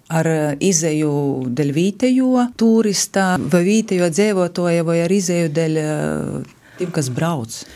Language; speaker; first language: Latvian; native; Latvian